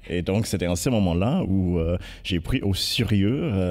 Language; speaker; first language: French; non-native, fluent; English